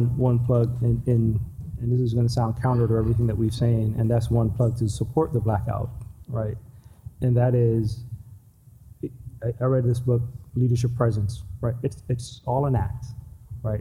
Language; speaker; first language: English; native; English